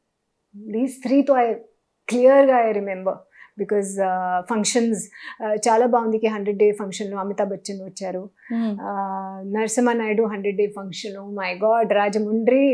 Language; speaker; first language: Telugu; non-native, learner; Hindi